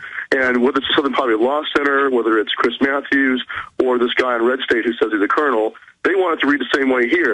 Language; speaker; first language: English; native; English